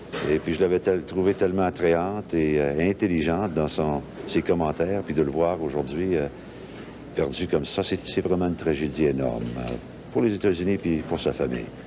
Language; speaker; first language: French; non-native, local second language; English